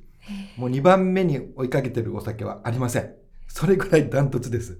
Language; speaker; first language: Japanese; native; Japanese